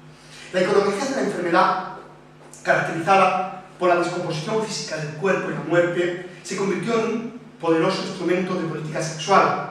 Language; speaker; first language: Spanish; native; Spanish